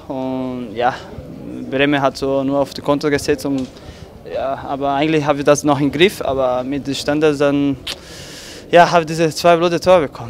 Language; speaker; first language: German; non-native, fluent; Portuguese